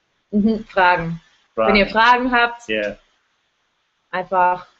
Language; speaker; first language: German; non-native, fluent; English